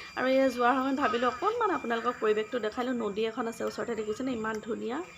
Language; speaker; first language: Assamese; native; Assamese